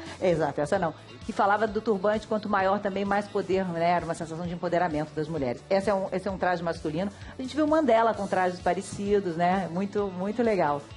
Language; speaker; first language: Portuguese; native; Portuguese